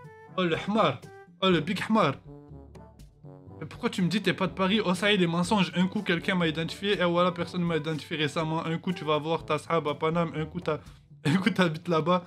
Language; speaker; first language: French; native; French